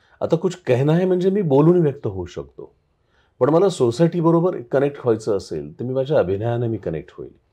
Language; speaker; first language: Marathi; native; Marathi